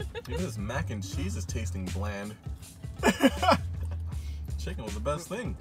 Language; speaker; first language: English; native; English